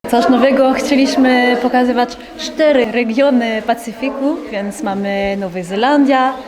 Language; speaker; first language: Polish; non-native, learner; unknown